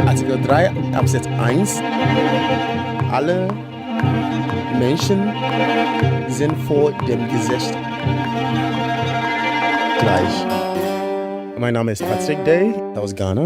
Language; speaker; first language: German; non-native, learner; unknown